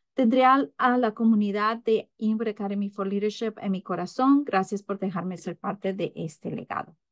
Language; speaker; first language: Spanish; early bilingual, heritage; English